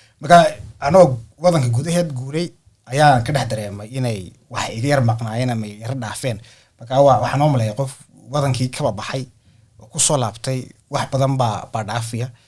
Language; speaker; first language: Somali; early bilingual, heritage; Somali